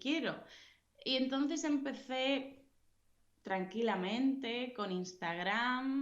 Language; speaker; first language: Spanish; native; Spanish